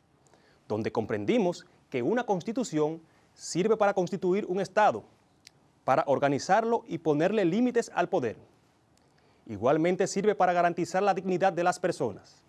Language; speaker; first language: Spanish; native; Spanish